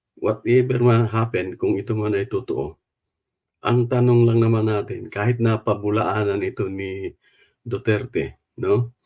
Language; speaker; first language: Filipino; non-native, local second language; Cebuano